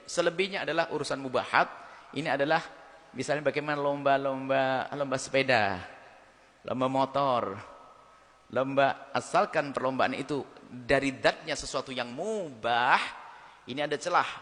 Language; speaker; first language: Indonesian; non-native, local second language; Javanese